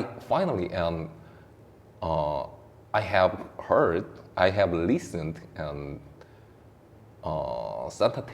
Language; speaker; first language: English; non-native, learner; Korean